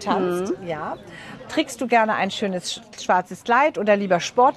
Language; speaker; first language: German; native; German